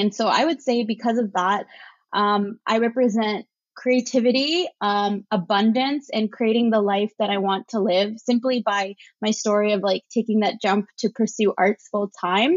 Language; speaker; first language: English; native; English